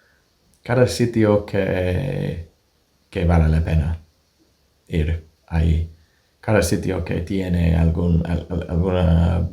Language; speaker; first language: Spanish; non-native, fluent; English